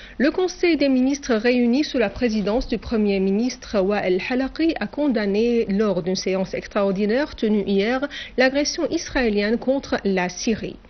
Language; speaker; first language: French; non-native, fluent; Arabic